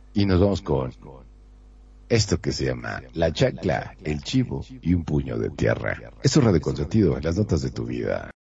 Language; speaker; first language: Spanish; native; Spanish